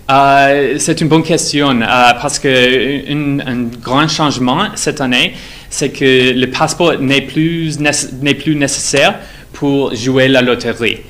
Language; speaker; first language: French; non-native, fluent; English